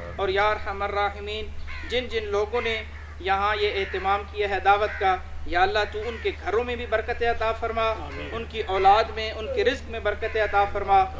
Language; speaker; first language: Urdu; non-native, local second language; Punjabi